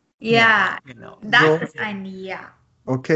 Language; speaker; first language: German; non-native, fluent; Marathi